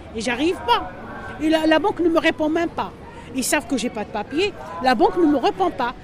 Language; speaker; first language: French; non-native, local second language; Arabic